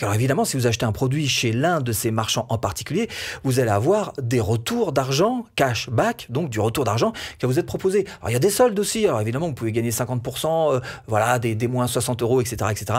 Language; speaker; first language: French; native; French